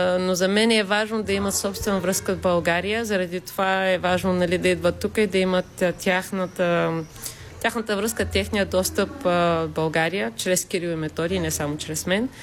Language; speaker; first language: Bulgarian; native; Bulgarian